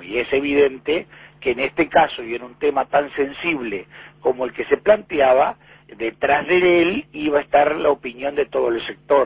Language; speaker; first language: Spanish; native; Spanish